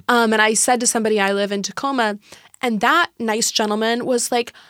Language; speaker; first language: English; native; English